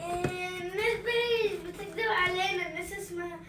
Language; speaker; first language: Arabic; native; Arabic